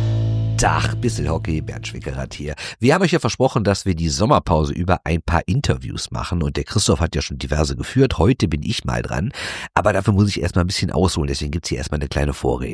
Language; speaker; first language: German; native; German